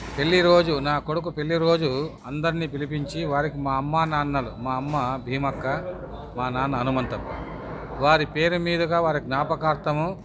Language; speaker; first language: Telugu; native; Telugu